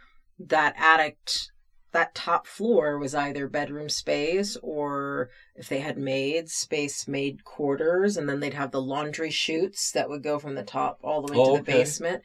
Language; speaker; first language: English; native; English